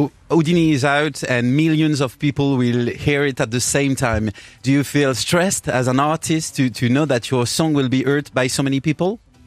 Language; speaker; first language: English; non-native, fluent; French